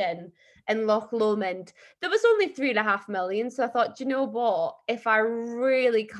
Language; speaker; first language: English; native; English